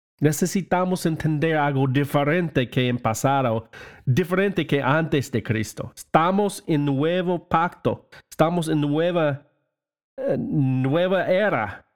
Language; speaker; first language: Spanish; non-native, learner; English